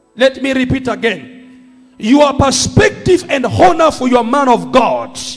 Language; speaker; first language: English; non-native, local second language; Swahili